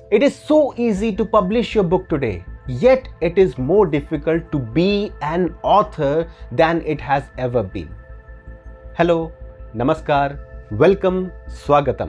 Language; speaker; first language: English; non-native, local second language; Hindi